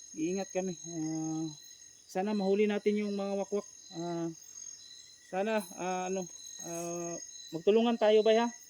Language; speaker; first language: Filipino; non-native, local second language; Cebuano